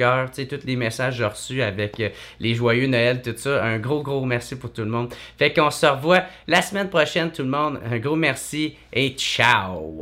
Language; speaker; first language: French; native; French